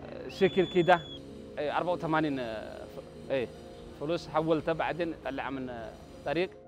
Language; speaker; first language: Arabic; non-native, learner; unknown